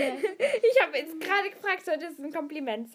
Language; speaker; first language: German; native; German